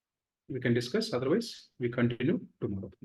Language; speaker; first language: English; non-native, local second language; Telugu